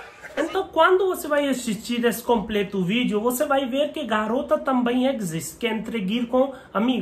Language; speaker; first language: Portuguese; non-native, learner; Hindi